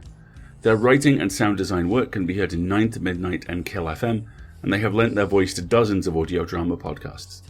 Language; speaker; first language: English; native; English